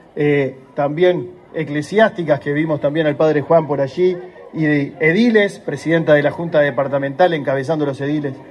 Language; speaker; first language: Spanish; native; Spanish